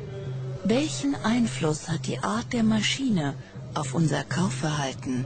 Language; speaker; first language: German; native; German